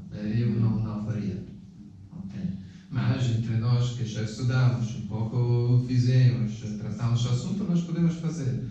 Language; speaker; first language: Portuguese; non-native, fluent; Italian